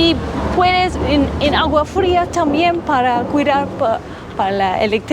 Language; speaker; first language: Spanish; non-native, learner; English